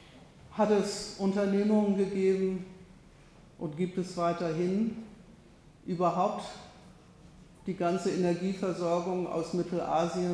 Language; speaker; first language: German; native; German